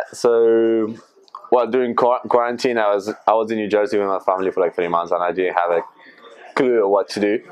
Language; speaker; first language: English; non-native, fluent; Spanish